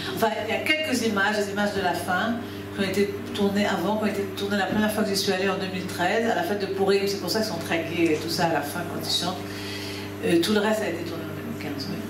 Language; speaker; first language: French; native; French